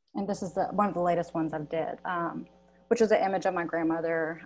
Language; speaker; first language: English; native; English